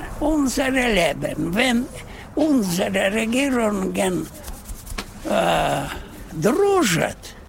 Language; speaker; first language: German; non-native, learner; Russian